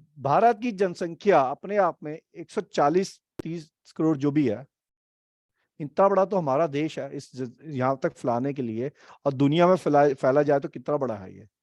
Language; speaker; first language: Hindi; native; Hindi